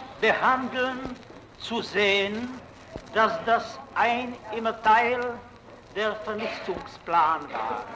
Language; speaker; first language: German; non-native, fluent; Czech